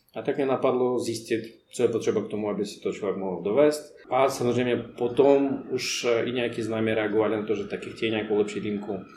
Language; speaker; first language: Czech; non-native, fluent; Russian